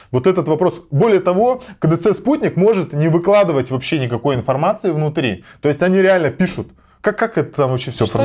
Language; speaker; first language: Russian; native; Russian